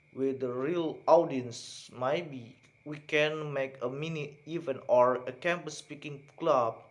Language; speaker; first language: English; non-native, learner; Indonesian